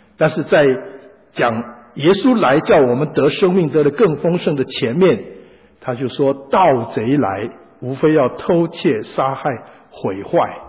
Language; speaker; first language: Chinese; native; Chinese